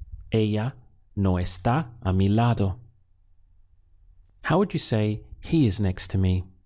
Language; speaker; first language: English; native; English